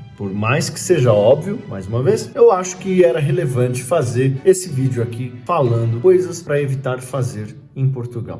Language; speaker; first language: Portuguese; native; Portuguese